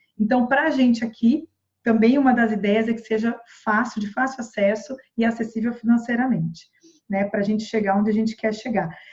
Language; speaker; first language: Portuguese; native; Portuguese